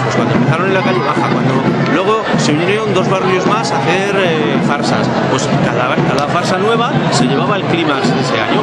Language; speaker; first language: Spanish; native; Spanish